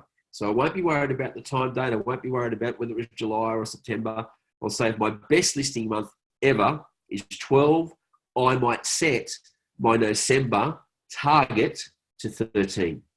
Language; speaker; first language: English; native; English